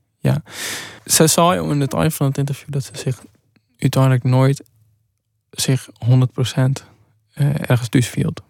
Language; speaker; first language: Dutch; non-native, local second language; Western Frisian